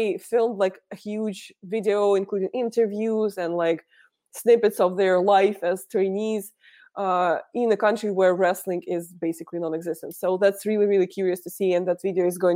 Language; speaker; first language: English; non-native, fluent; Russian